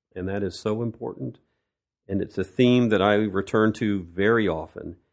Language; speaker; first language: English; native; English